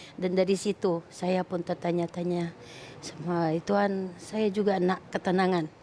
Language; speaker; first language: Malay; non-native, fluent; Filipino